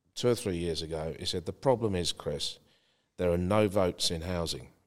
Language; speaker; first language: English; native; English